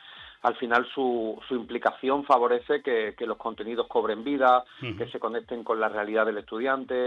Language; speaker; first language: Spanish; native; Spanish